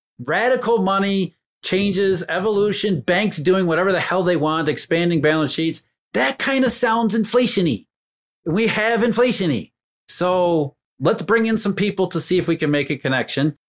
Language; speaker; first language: English; native; English